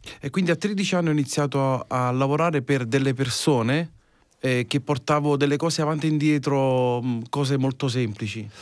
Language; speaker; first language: Italian; native; Italian